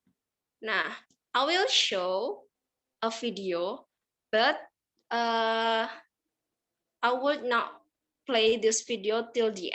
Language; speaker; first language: English; non-native, learner; Indonesian